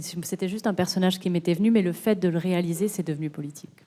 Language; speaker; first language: French; native; French